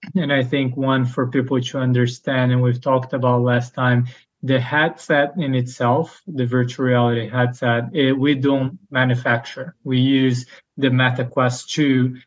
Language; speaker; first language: English; non-native, fluent; Portuguese